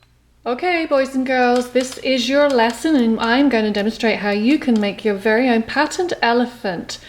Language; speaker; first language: English; native; English